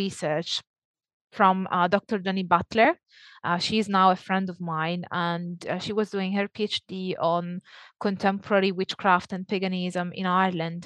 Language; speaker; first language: English; non-native, fluent; Italian